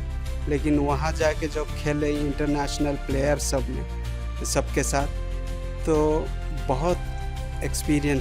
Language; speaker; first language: Hindi; non-native, local second language; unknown